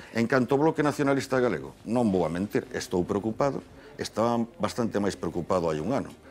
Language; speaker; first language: Galician; native; Galician